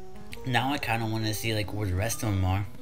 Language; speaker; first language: English; native; English